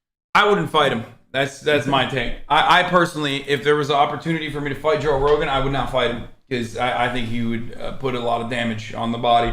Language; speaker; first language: English; native; English